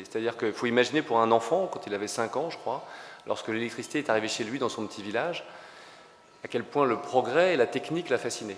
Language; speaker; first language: French; native; French